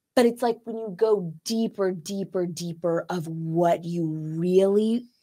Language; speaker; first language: English; native; English